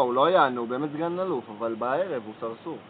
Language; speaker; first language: Hebrew; native; Hebrew